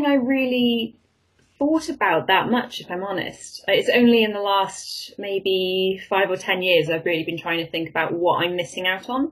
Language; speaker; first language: English; native; English